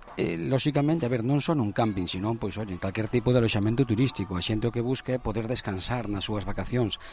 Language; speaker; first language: Galician; native; Galician